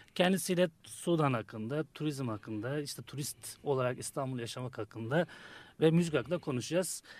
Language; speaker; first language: Turkish; native; Turkish